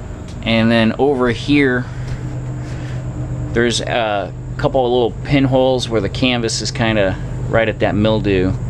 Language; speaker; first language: English; native; English